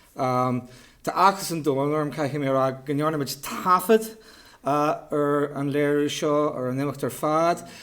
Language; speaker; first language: Irish; native; Irish